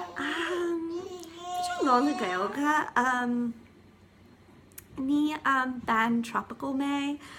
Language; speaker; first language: Irish; non-native, learner; English